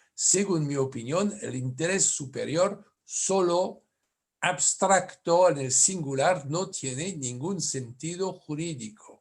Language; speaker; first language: Spanish; non-native, fluent; French